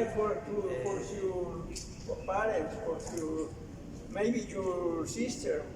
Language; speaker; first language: English; non-native, learner; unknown